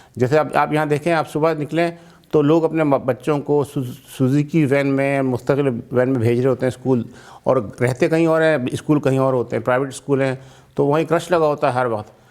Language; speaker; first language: Urdu; native; Urdu